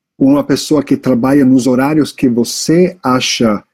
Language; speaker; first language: Portuguese; non-native, fluent; English